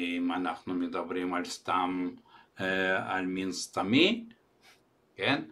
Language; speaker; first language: Hebrew; non-native, fluent; Russian